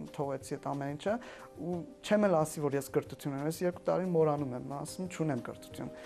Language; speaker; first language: Armenian; early bilingual, heritage; Armenian